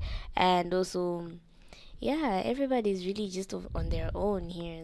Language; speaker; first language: English; non-native, local second language; Nyanja